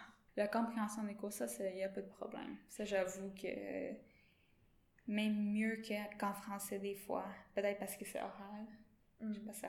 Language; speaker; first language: French; non-native, local second language; English